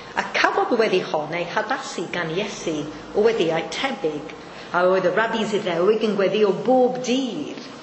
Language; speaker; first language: Welsh; non-native, fluent; Maltese